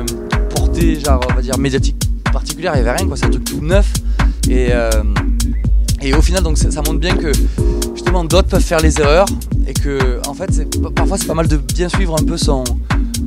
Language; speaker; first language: French; native; French